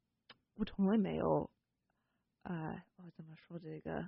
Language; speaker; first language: Chinese; non-native, fluent; English